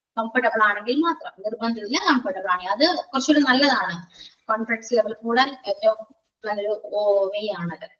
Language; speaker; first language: Malayalam; native; Malayalam